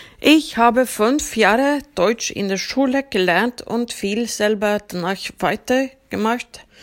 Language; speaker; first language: German; non-native, fluent; Swedish